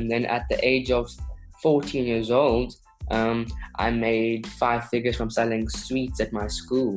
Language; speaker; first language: English; native; English